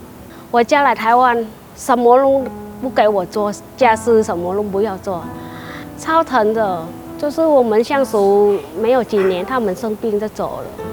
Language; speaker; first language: Chinese; non-native, fluent; Vietnamese